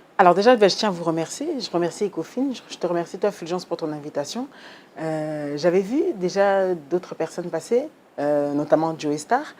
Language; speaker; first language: French; early bilingual, other home language; Lingala